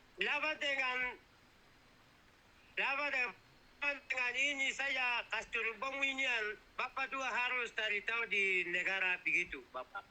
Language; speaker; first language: Indonesian; non-native, local second language; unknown